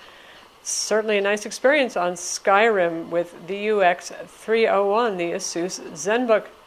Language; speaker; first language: English; native; English